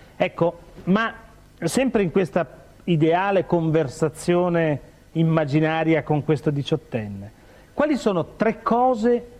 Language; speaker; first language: Italian; native; Italian